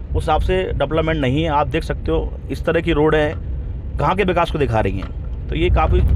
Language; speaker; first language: Hindi; native; Hindi